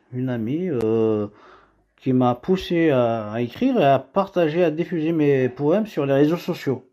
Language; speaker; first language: French; non-native, local second language; Kabyle